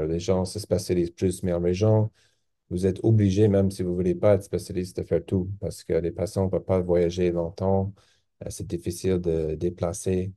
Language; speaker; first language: French; non-native, local second language; English